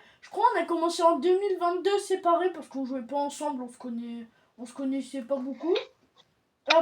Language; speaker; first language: French; native; French